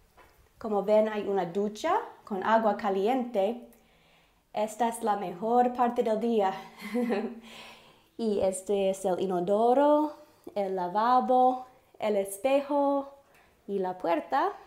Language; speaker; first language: Spanish; non-native, fluent; English